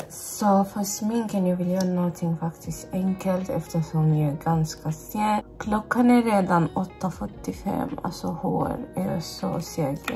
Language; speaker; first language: Swedish; non-native, fluent; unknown